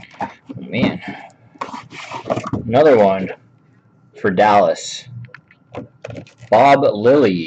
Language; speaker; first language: English; native; English